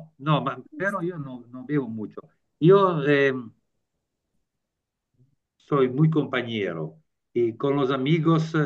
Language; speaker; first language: Spanish; non-native, learner; Italian